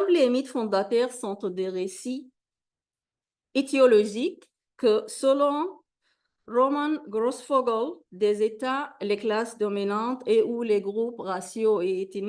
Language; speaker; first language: French; non-native, fluent; Arabic